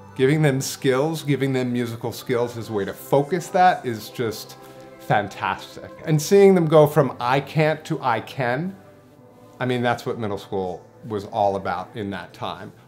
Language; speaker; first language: English; native; English